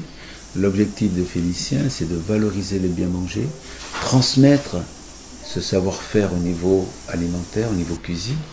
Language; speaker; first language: French; native; French